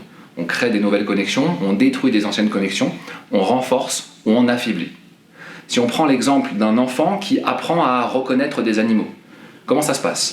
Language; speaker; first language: French; native; French